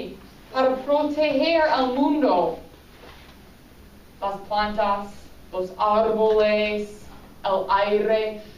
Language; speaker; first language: Spanish; non-native, fluent; English